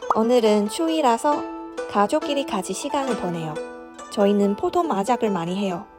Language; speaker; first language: Korean; non-native, fluent; Chinese